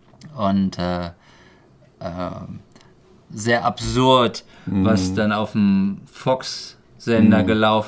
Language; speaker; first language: German; native; German